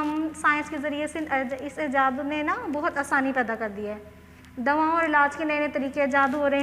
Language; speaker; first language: Hindi; non-native, local second language; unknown